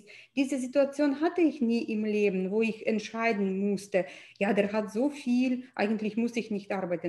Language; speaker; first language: German; non-native, fluent; Russian